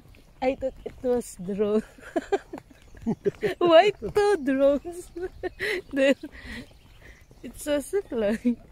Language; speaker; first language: English; non-native, learner; Filipino